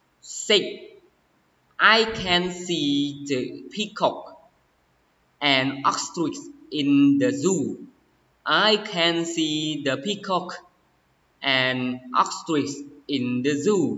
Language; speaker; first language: English; non-native, learner; Khmer